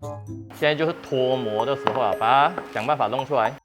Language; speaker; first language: Chinese; native; Chinese